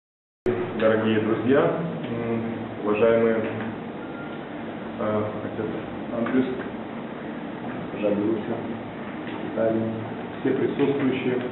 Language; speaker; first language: Russian; native; Russian